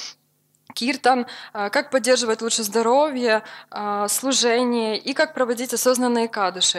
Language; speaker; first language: Russian; native; Russian